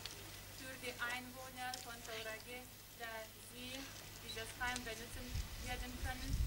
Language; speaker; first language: German; non-native, fluent; Lithuanian